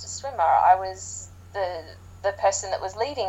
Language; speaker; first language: English; native; English